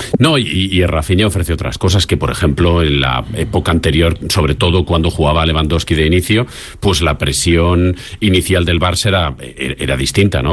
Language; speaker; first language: Spanish; native; Spanish